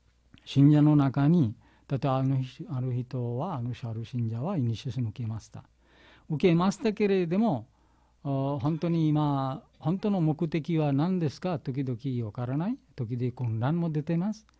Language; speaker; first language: Japanese; non-native, learner; Bangla